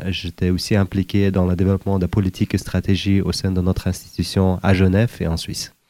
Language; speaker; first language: French; non-native, fluent; Uzbek